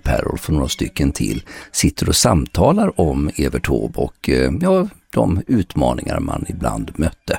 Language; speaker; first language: Swedish; native; Swedish